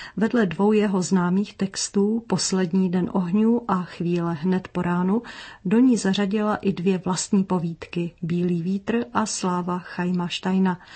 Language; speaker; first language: Czech; native; Czech